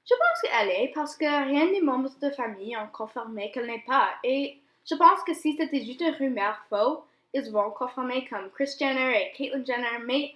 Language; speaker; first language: French; non-native, learner; English